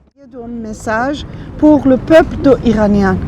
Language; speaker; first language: French; non-native, fluent; Persian